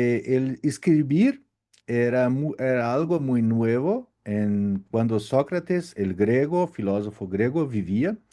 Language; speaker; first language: Spanish; non-native, learner; Portuguese